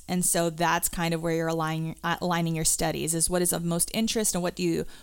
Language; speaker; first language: English; native; English